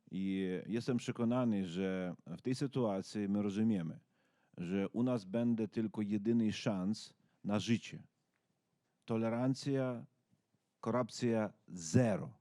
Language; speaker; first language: Polish; non-native, learner; Ukrainian